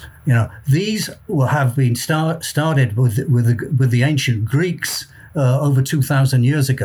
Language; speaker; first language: English; native; English